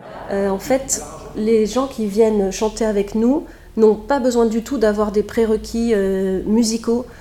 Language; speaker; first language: French; native; French